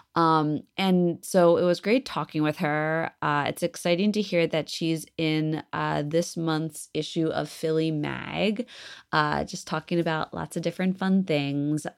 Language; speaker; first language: English; native; English